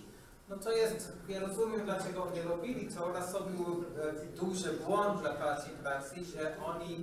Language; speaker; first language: Polish; non-native, learner; English